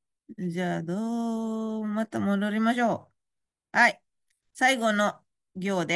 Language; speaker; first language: Japanese; non-native, fluent; Indonesian